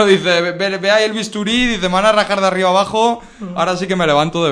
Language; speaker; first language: Spanish; native; Spanish